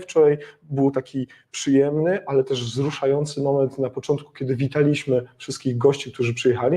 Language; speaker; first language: Polish; native; Polish